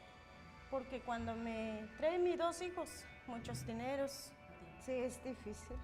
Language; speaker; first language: Spanish; non-native, local second language; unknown